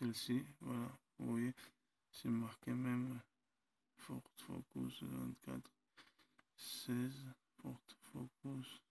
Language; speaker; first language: French; non-native, learner; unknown